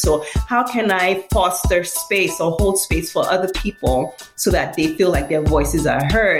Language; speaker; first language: English; non-native, local second language; Yoruba